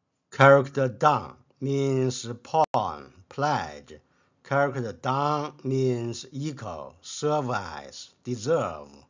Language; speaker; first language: English; non-native, fluent; Chinese